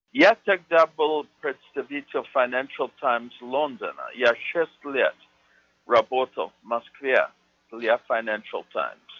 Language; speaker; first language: Russian; non-native, fluent; English